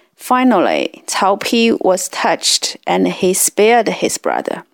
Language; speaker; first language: English; non-native, fluent; Chinese